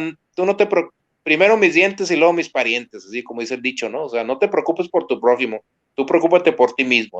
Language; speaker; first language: Spanish; native; Spanish